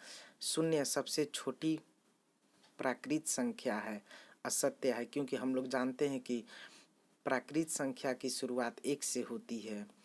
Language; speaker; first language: Hindi; native; Hindi